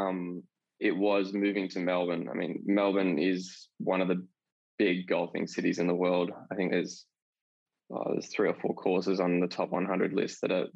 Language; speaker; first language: English; native; English